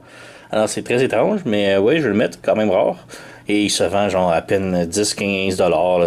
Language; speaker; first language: French; native; French